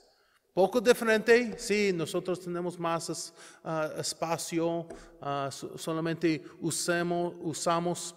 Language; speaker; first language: Spanish; non-native, learner; English